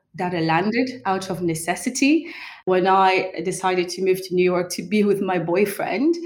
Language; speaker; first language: English; non-native, fluent; French